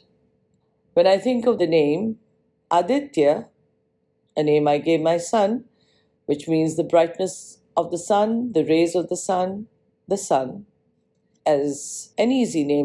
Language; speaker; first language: English; non-native, local second language; Marathi